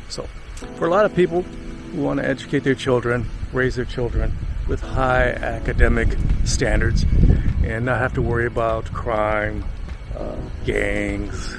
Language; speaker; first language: English; native; English